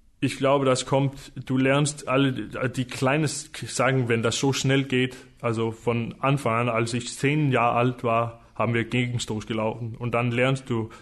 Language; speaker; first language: German; non-native, fluent; Danish